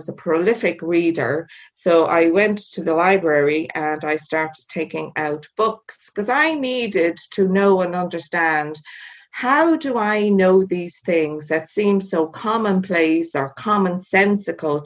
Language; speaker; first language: English; native; English